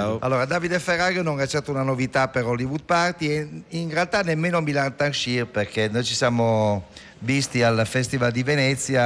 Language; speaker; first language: Italian; native; Italian